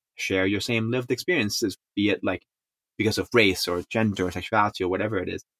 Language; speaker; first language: English; non-native, local second language; Chinese